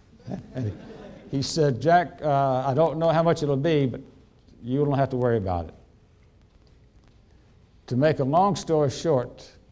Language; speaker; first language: English; native; English